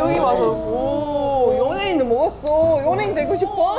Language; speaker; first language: Korean; non-native, fluent; Estonian